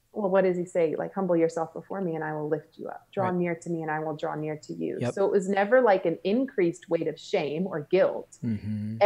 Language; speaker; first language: English; native; English